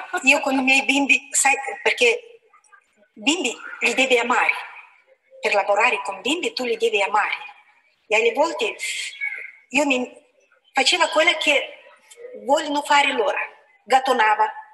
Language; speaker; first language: Italian; non-native, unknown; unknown